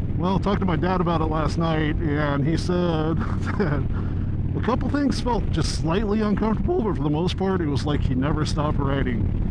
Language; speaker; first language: English; native; English